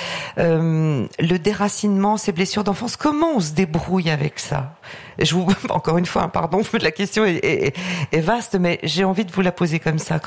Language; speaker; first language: French; native; French